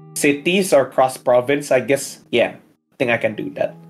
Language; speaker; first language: English; early bilingual, other home language; Indonesian